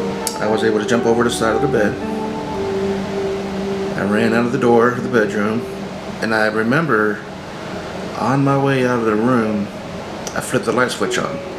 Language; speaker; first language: English; native; English